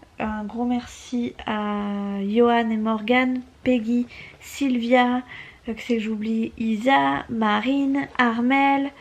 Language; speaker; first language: French; native; French